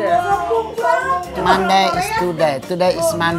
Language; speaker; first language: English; non-native, learner; Indonesian